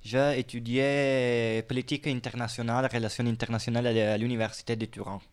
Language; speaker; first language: French; non-native, fluent; Italian